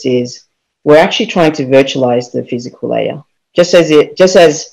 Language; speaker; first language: English; native; English